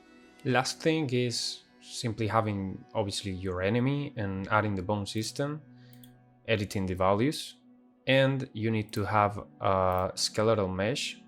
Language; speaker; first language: English; non-native, fluent; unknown